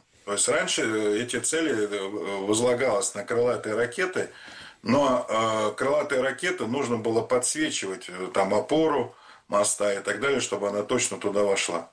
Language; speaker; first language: Russian; native; Russian